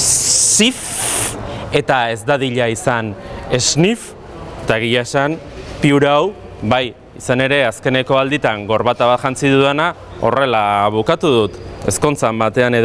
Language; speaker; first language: Basque; native; Basque